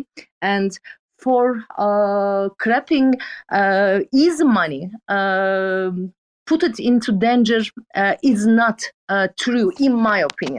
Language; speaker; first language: English; non-native, fluent; Turkish